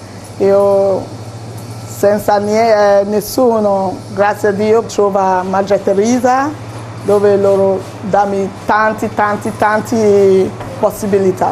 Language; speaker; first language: Italian; non-native, learner; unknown